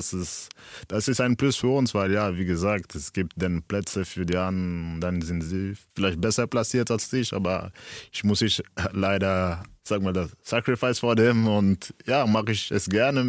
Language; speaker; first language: German; early bilingual, other home language; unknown